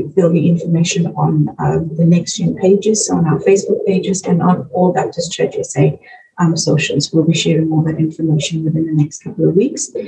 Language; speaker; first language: English; native; English